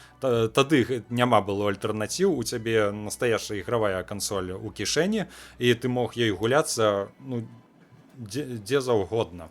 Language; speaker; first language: Belarusian; non-native, local second language; Russian